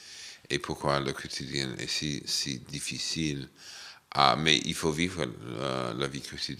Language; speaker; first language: French; non-native, fluent; English